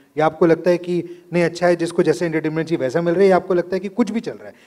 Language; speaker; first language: Hindi; native; Hindi